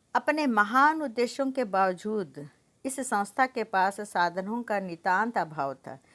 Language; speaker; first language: Hindi; non-native, local second language; Telugu